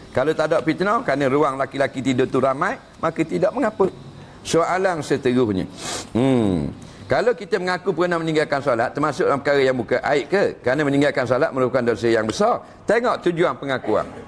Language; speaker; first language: Malay; native; Malay